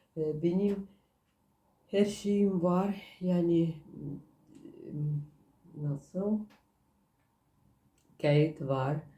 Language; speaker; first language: Turkish; non-native, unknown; Russian